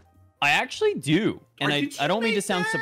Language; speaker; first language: English; native; English